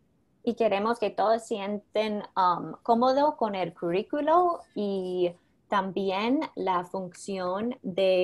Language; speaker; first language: Spanish; non-native, fluent; English